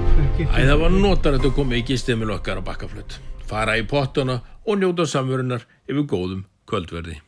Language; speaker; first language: Icelandic; native; Icelandic